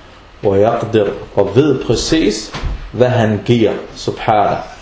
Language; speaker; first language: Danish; non-native, fluent; Arabic